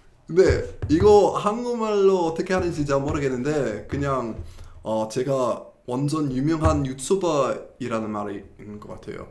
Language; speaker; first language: Korean; non-native, fluent; English